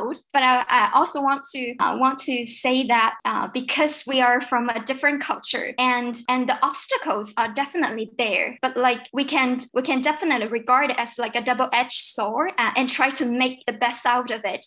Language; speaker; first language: English; non-native, fluent; Cantonese